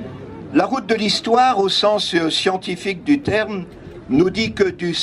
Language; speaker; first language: French; native; French